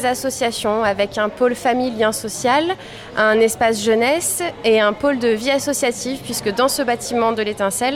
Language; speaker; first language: French; native; French